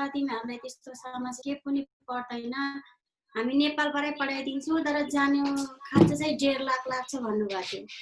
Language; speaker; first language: Nepali; non-native, local second language; Eastern Tamang